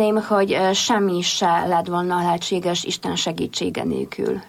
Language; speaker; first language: Hungarian; non-native, fluent; Polish